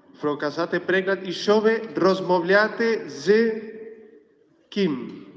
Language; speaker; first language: Ukrainian; non-native, fluent; Polish